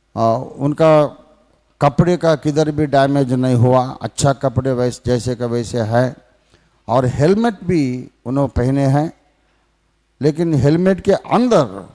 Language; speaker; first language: Hindi; non-native, local second language; Telugu